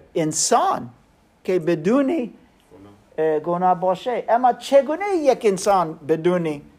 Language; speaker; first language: Persian; non-native, learner; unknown